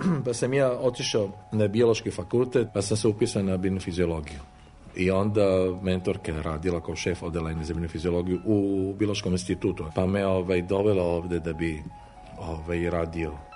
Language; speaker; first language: Croatian; non-native, fluent; Arabic